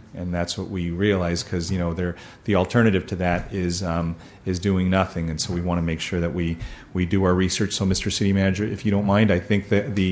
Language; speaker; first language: English; early bilingual, other home language; Spanish